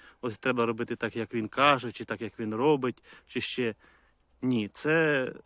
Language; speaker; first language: Ukrainian; native; Ukrainian